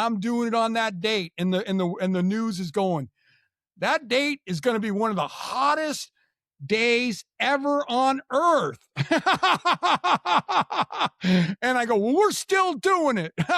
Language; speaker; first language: English; native; English